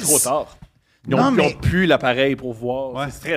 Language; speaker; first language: French; native; French